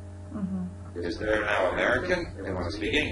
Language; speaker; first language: English; non-native, fluent; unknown